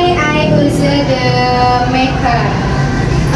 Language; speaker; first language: English; non-native, learner; Indonesian